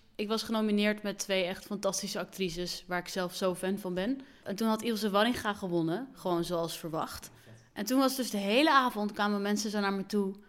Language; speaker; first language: Dutch; early bilingual, other home language; Arabic